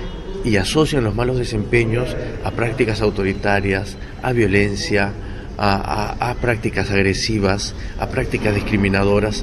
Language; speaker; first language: Spanish; native; Spanish